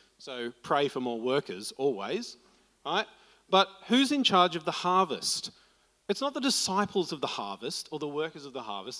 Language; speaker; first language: English; native; English